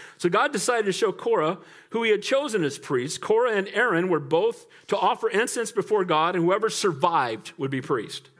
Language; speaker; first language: English; native; English